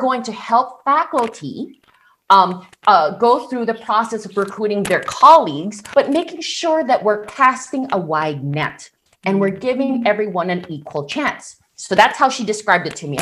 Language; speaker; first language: English; non-native, local second language; Filipino